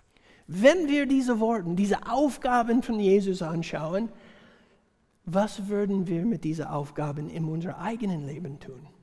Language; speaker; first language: German; non-native, fluent; English